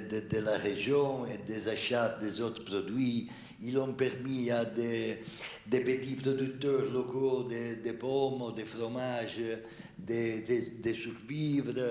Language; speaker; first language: French; non-native, fluent; Italian